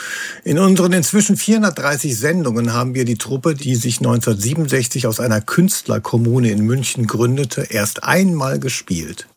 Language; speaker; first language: German; native; German